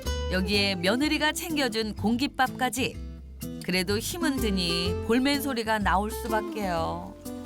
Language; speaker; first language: Korean; native; Korean